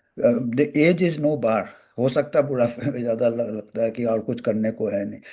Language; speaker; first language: Hindi; non-native, local second language; Bangla